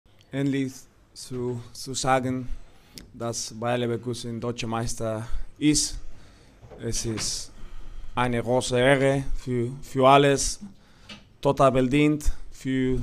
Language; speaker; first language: German; non-native, fluent; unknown